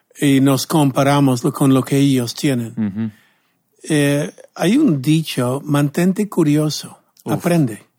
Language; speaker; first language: Spanish; non-native, fluent; English